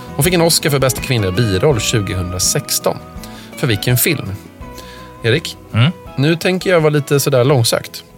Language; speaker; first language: Swedish; native; Swedish